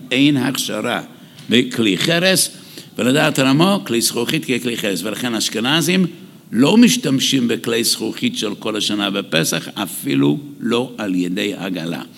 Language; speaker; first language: Hebrew; non-native, fluent; English